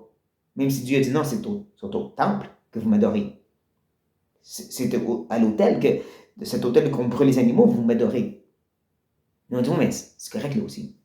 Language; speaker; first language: French; native; French